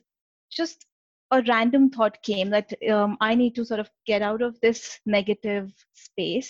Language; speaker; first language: English; non-native, local second language; Hindi